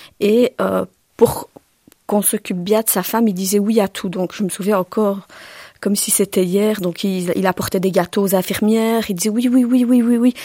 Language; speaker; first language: French; early bilingual, other home language; Turkish